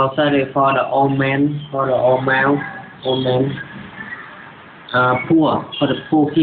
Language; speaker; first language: English; non-native, learner; Vietnamese